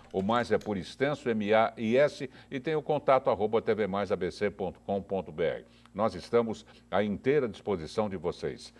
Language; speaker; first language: Portuguese; native; Portuguese